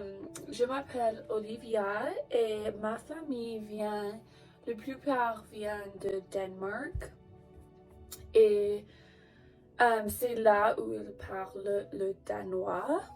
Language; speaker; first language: French; non-native, learner; English